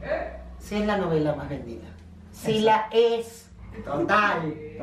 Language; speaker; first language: Spanish; native; Spanish